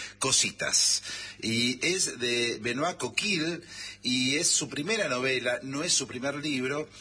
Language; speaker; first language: Spanish; native; Spanish